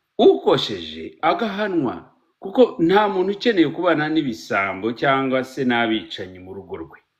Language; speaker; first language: Kinyarwanda; early bilingual, heritage; Kinyarwanda